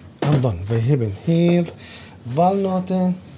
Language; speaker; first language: Dutch; non-native, learner; Arabic